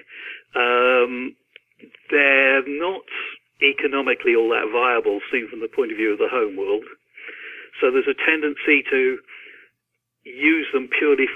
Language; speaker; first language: English; native; English